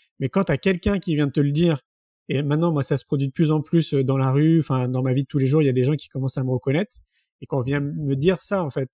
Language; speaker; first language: French; native; French